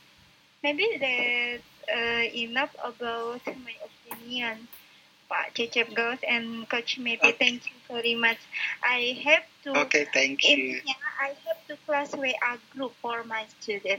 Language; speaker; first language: English; non-native, local second language; Indonesian